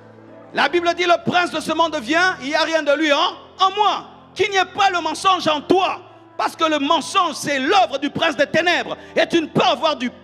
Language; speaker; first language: French; non-native, local second language; Lingala